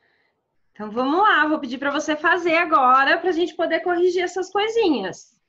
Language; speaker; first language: Portuguese; native; Portuguese